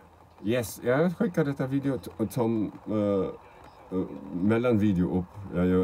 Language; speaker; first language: Swedish; non-native, fluent; German